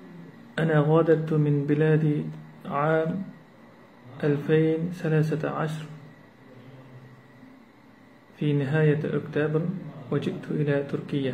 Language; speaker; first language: Arabic; non-native, learner; Uyghur